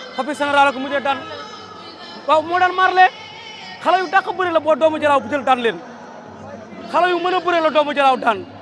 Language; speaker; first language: Wolof; native; Wolof